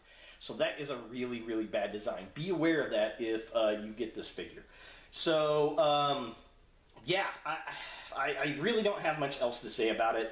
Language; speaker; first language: English; native; English